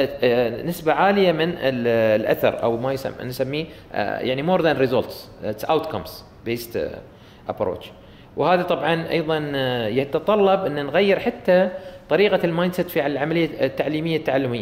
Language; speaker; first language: Arabic; native; Arabic